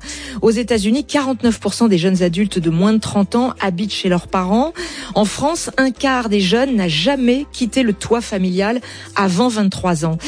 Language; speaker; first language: French; native; French